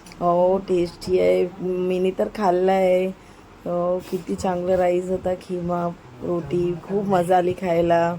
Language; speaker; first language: Marathi; non-native, local second language; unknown